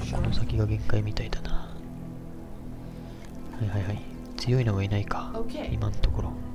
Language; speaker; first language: Japanese; native; Japanese